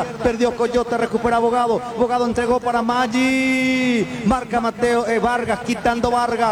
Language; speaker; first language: Spanish; native; Spanish